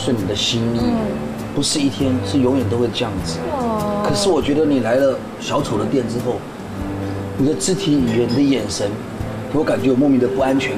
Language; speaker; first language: Chinese; native; Chinese